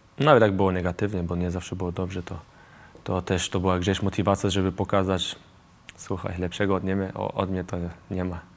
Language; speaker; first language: Polish; early bilingual, heritage; Polish